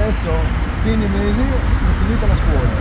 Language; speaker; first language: Italian; non-native, learner; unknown